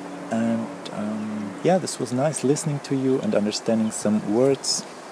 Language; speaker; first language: English; non-native, fluent; German